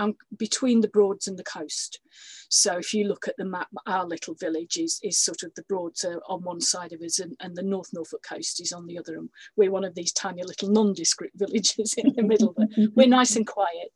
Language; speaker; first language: English; native; English